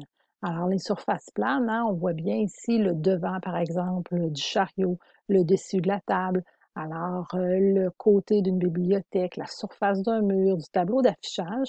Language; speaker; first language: French; native; French